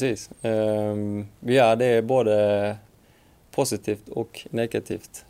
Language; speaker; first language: Swedish; non-native, fluent; Icelandic